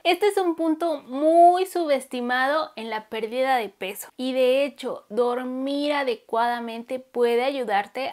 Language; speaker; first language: Spanish; native; Spanish